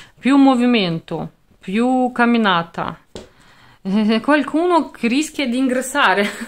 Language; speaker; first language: Italian; non-native, fluent; Russian